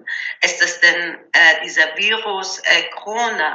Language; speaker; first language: German; non-native, learner; Persian